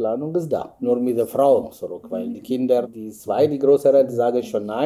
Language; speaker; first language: German; non-native, learner; Amharic